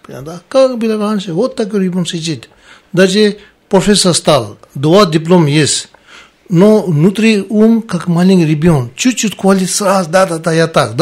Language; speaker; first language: Russian; non-native, learner; Tibetan